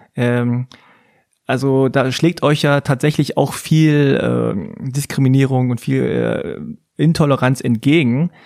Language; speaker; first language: German; native; German